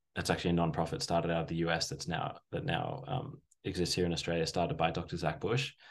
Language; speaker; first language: English; native; English